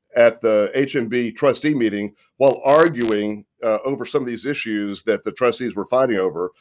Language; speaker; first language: English; native; English